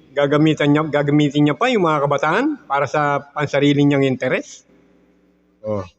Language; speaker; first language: Filipino; native; Filipino